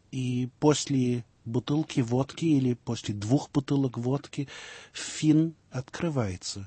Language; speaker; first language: Russian; early bilingual, heritage; Russian